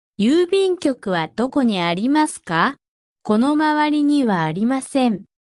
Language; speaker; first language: Japanese; non-native, fluent; Korean